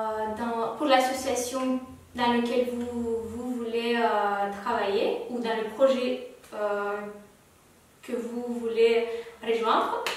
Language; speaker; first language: French; non-native, fluent; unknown